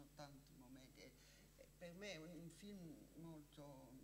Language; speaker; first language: Italian; non-native, fluent; French